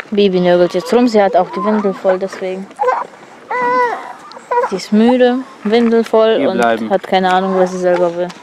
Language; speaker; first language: German; native; German